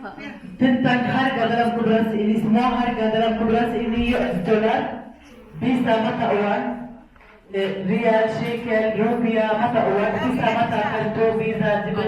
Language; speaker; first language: Indonesian; non-native, fluent; Arabic